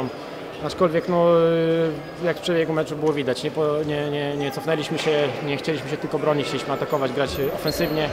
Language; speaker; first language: Polish; native; Polish